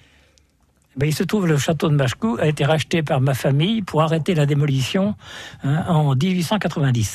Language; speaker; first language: French; native; French